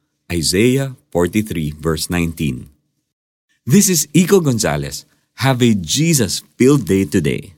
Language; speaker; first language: English; non-native, local second language; Filipino